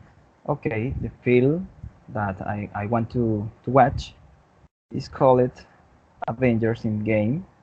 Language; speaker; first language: English; non-native, learner; Spanish